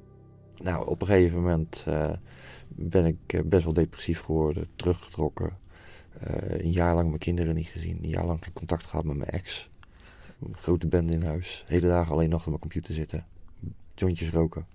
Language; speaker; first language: Dutch; native; Dutch